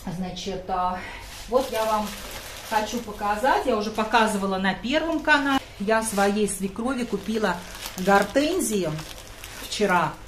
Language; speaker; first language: Russian; non-native, local second language; Latvian